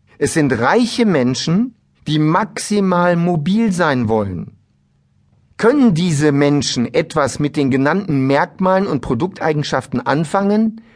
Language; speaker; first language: German; native; German